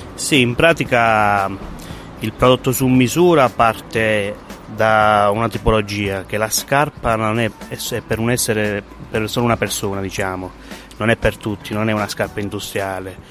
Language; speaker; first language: Italian; native; Italian